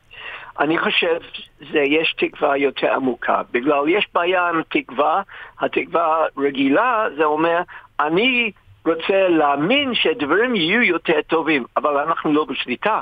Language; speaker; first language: Hebrew; non-native, fluent; English